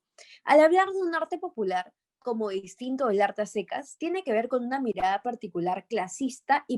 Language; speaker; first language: Spanish; native; Spanish